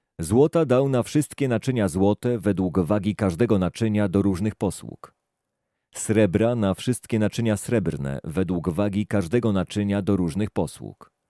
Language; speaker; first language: Polish; native; Polish